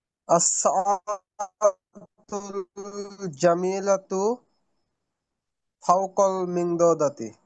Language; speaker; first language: Arabic; non-native, learner; Bangla